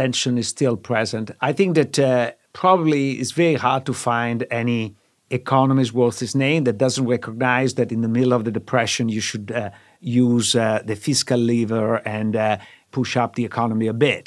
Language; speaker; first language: English; non-native, fluent; Italian